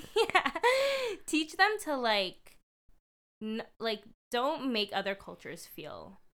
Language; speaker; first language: English; early bilingual, other home language; Filipino